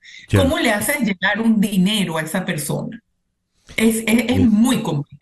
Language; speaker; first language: Spanish; native; Spanish